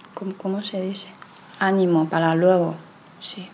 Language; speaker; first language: Spanish; non-native, learner; Chinese